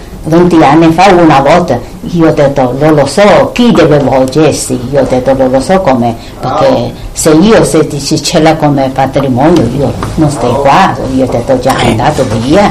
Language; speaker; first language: Italian; non-native, learner; Chinese